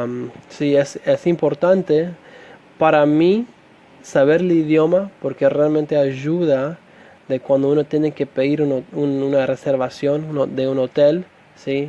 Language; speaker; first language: Spanish; non-native, fluent; English